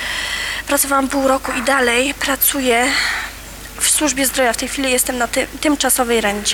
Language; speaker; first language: Polish; native; Polish